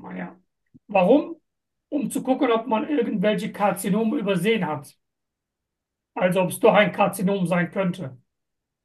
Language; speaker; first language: German; non-native, fluent; Turkish